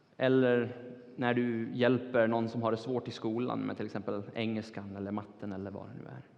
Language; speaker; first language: Swedish; non-native, fluent; Turkish